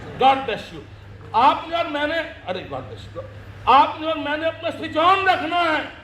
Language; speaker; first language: Hindi; early bilingual, other home language; Japanese